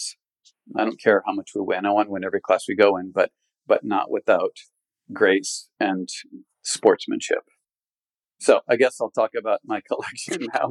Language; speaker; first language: English; native; English